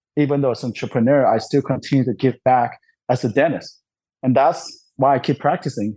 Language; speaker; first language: English; non-native, local second language; Cantonese